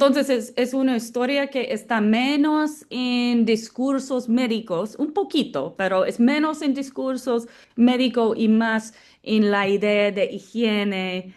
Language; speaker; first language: Spanish; non-native, fluent; English